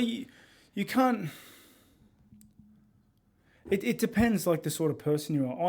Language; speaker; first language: English; native; English